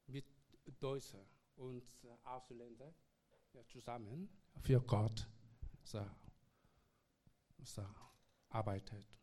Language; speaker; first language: German; non-native, learner; Korean